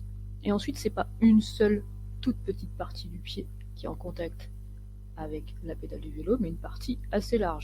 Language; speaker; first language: French; native; French